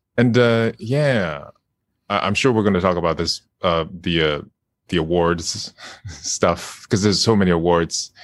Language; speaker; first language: English; non-native, fluent; Japanese